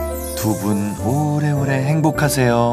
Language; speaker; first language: Korean; native; Korean